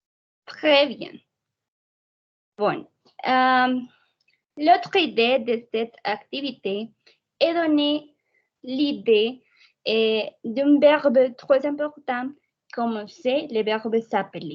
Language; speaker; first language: French; non-native, fluent; Spanish